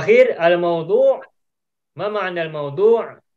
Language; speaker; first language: Arabic; non-native, fluent; Indonesian